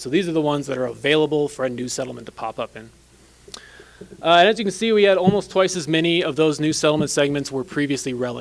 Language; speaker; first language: English; native; English